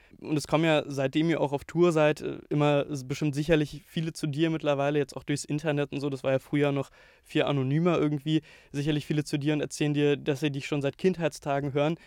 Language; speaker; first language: German; native; German